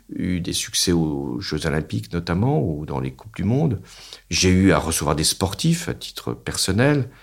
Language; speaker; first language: French; native; French